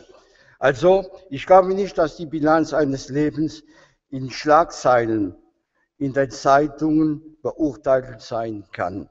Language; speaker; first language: German; non-native, fluent; French